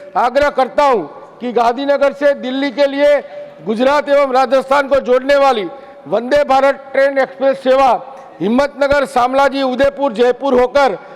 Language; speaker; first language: Hindi; non-native, local second language; Gujarati